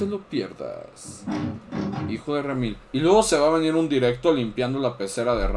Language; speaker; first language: Spanish; native; Spanish